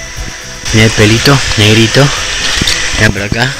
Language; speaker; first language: Spanish; native; Spanish